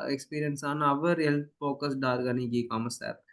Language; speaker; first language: English; non-native, local second language; Tamil